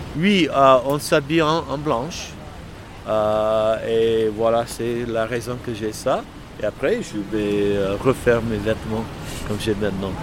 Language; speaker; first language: French; non-native, fluent; English